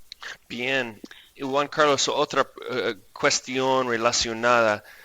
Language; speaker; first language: Spanish; non-native, fluent; English